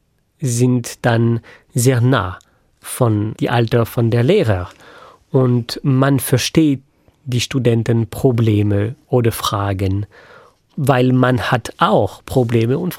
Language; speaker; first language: German; non-native, fluent; French